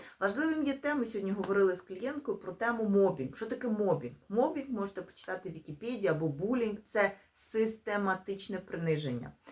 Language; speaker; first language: Ukrainian; non-native, local second language; Russian